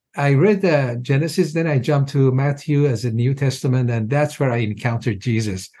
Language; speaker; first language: English; non-native, fluent; Persian